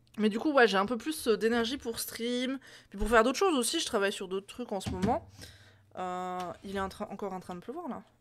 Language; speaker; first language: French; native; French